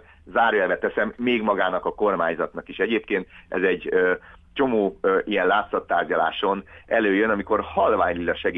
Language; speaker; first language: Hungarian; native; Hungarian